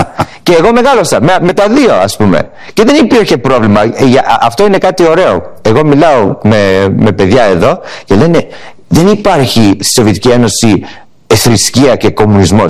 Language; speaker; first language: Greek; early bilingual, heritage; English